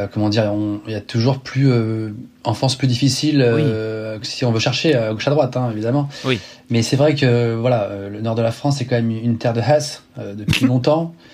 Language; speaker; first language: French; native; French